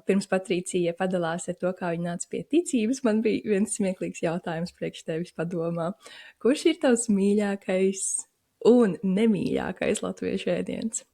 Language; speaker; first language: Latvian; native; Latvian